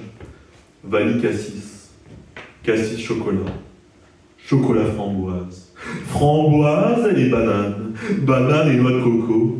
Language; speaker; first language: French; native; French